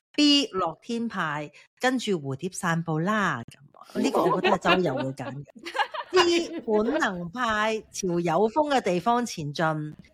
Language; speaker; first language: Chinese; non-native, local second language; Cantonese